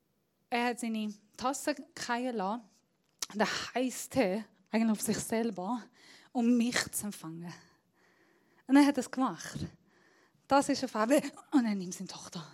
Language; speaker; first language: German; non-native, fluent; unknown